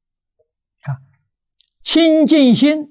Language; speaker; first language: Chinese; native; Chinese